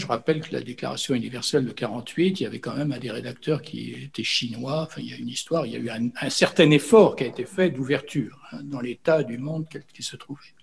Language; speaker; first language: French; native; French